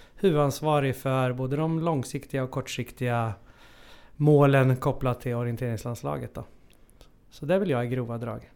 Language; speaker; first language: Swedish; native; Swedish